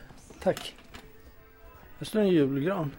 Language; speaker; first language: Swedish; native; Swedish